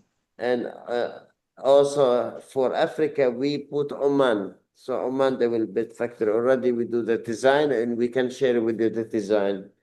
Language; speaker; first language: English; non-native, learner; Arabic